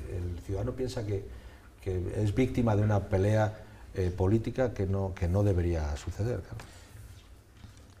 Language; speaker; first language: Spanish; native; Spanish